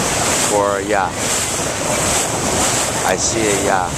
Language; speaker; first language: Spanish; non-native, learner; English